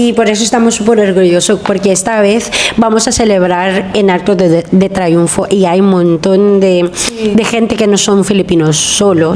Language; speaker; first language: Spanish; non-native, fluent; Filipino